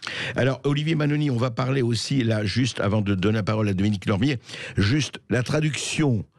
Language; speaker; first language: French; native; French